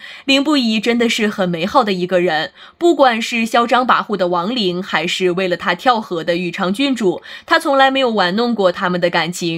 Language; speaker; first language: Chinese; native; Chinese